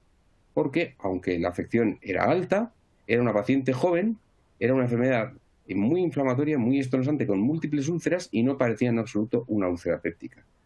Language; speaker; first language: Spanish; native; Spanish